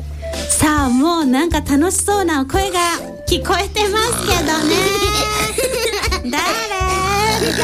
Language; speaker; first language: Japanese; native; Japanese